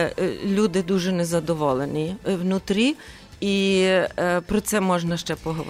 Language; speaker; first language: Ukrainian; early bilingual, heritage; Ukrainian